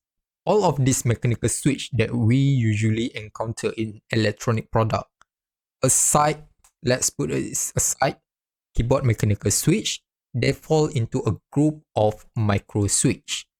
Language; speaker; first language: English; non-native, fluent; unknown